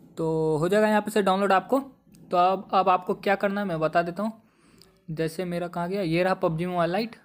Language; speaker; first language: Hindi; native; Hindi